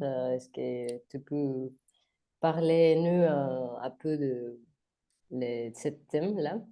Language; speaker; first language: French; non-native, learner; Spanish